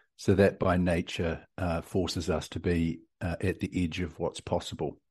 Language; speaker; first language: English; native; English